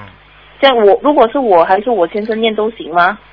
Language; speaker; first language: Chinese; native; Chinese